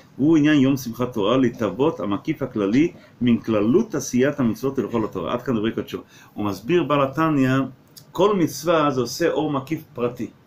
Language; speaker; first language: Hebrew; non-native, fluent; English